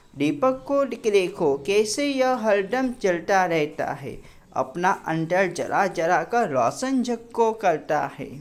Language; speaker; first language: Hindi; non-native, local second language; Gujarati